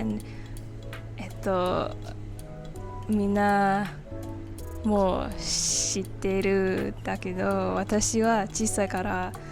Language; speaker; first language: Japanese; non-native, learner; English